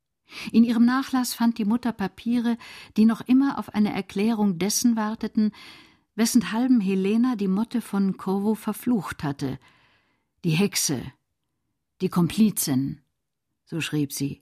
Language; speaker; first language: German; native; German